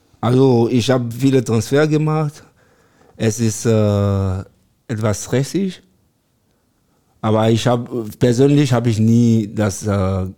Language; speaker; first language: German; non-native, learner; French